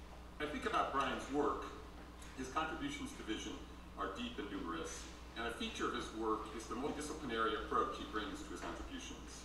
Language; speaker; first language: English; native; English